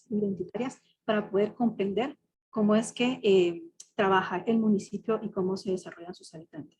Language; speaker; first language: Spanish; native; Spanish